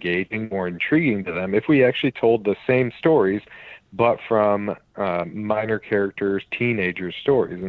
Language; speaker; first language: English; native; English